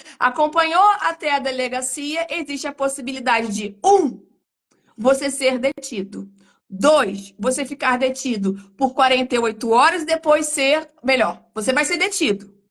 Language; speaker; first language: Portuguese; native; Portuguese